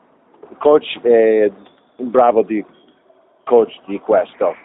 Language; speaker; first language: Italian; non-native, learner; English